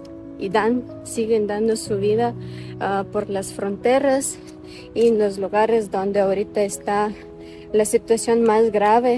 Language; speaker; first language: Spanish; non-native, fluent; Ukrainian